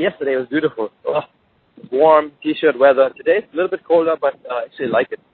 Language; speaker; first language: English; native; English